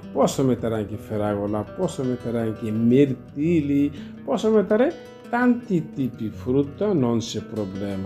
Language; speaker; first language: Italian; non-native, learner; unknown